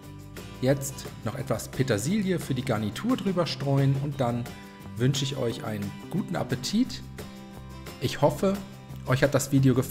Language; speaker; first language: German; native; German